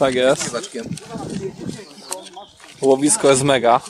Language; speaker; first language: Polish; native; Polish